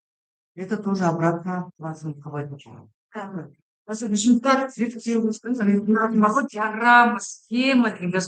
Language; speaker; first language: Russian; non-native, local second language; Kazakh